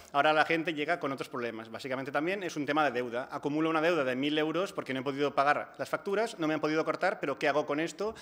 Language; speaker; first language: Spanish; non-native, local second language; Catalan